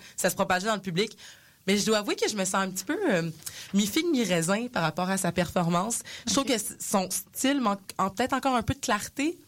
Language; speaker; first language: French; non-native, local second language; English